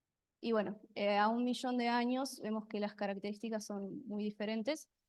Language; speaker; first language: Spanish; native; Spanish